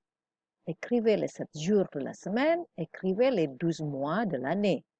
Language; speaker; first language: French; non-native, fluent; Indonesian